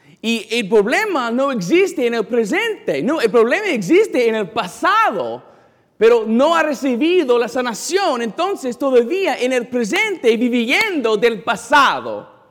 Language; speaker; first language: Spanish; non-native, learner; English